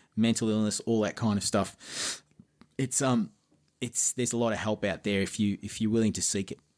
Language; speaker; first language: English; native; English